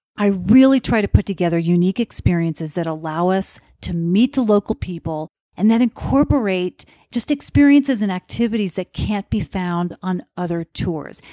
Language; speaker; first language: English; native; English